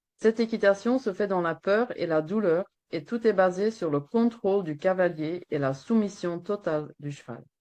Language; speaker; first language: French; non-native, local second language; Dutch